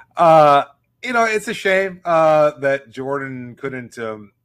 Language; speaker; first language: English; native; English